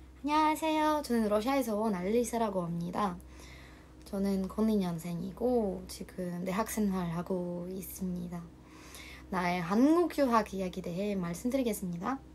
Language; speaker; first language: Korean; non-native, learner; Russian